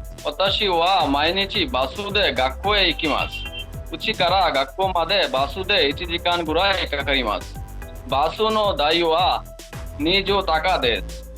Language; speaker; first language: Japanese; non-native, learner; Bangla